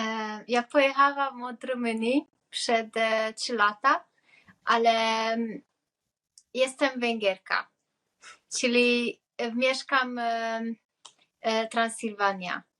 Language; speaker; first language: Polish; non-native, learner; Hungarian